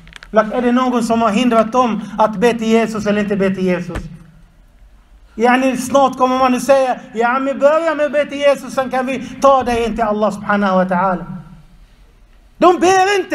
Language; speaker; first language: Swedish; non-native, fluent; Arabic